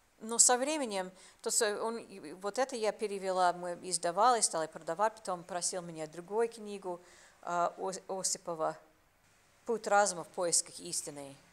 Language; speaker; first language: Russian; non-native, fluent; English